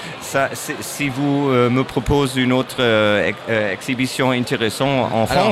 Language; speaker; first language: French; non-native, learner; German